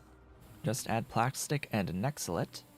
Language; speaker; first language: English; native; English